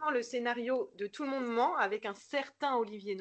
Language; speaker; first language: French; native; French